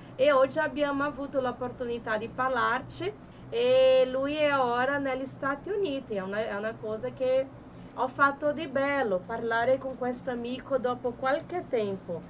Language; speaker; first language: Italian; non-native, fluent; Portuguese